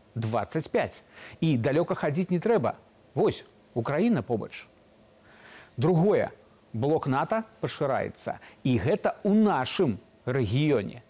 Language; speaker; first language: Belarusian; native; Belarusian